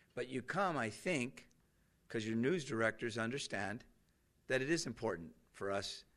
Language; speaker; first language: English; native; English